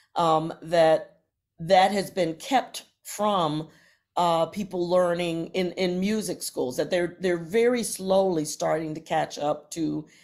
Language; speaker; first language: English; native; English